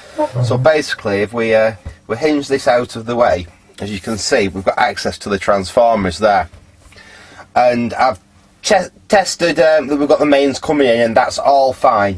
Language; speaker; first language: English; native; English